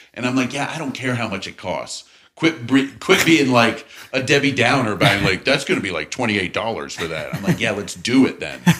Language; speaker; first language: English; native; English